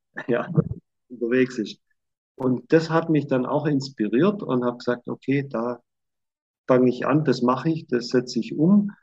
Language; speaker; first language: German; native; German